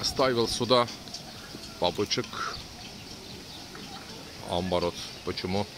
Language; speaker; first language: Russian; non-native, learner; Turkish